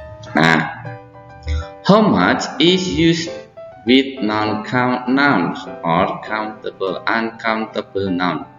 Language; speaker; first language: English; non-native, fluent; Indonesian